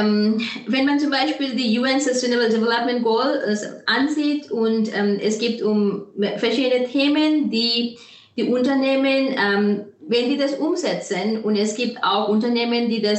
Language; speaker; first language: German; non-native, fluent; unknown